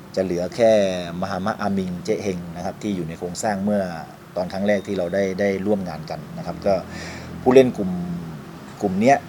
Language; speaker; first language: Thai; native; Thai